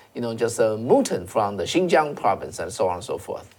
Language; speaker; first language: English; non-native, fluent; Chinese